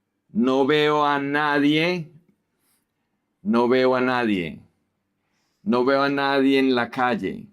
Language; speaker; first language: Spanish; non-native, fluent; English